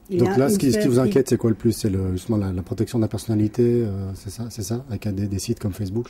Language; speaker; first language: French; native; French